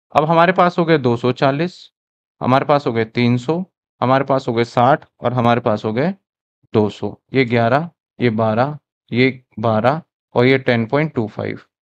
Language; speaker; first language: Hindi; native; Hindi